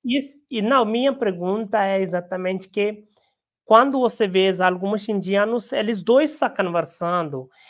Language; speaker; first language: Portuguese; non-native, learner; Hindi